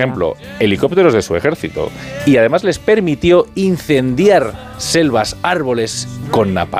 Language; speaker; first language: Spanish; native; Spanish